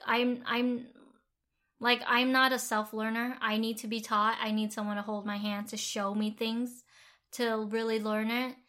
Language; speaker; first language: English; early bilingual, other home language; Vietnamese